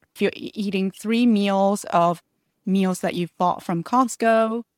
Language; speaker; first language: English; early bilingual, other home language; Chinese